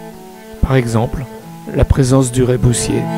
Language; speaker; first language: French; non-native, fluent; Chinese